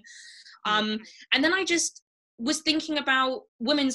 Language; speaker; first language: English; native; English